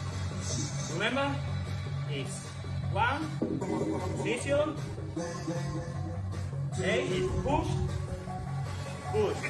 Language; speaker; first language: English; non-native, learner; Spanish